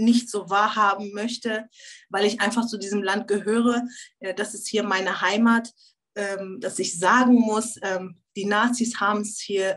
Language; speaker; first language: German; early bilingual, other home language; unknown